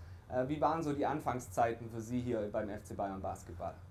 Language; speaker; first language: German; native; German